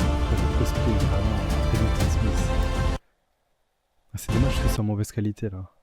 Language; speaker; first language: French; native; French